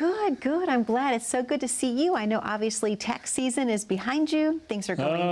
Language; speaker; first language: English; native; English